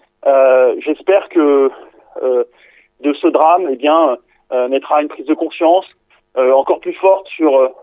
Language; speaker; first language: French; native; French